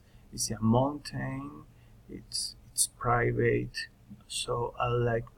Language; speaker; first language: English; non-native, learner; Spanish